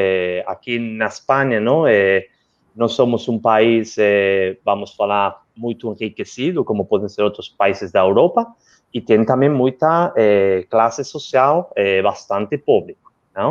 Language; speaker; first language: Portuguese; non-native, learner; Spanish